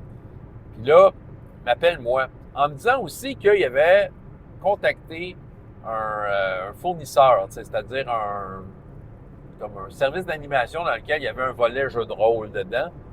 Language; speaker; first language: French; native; French